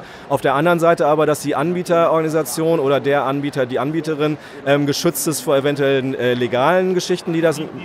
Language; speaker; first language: German; native; German